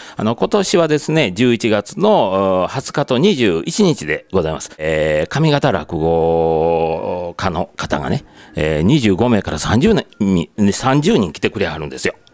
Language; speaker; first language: Japanese; native; Japanese